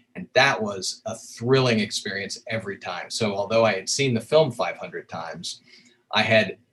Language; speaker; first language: English; native; English